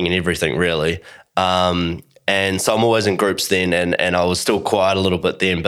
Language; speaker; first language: English; native; English